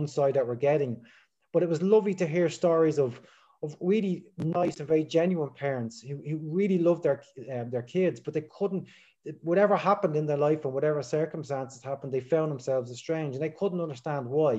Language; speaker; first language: English; native; English